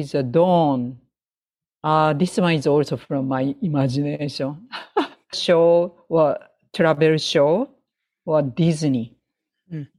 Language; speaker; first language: English; non-native, fluent; Japanese